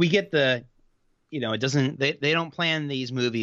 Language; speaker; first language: English; native; English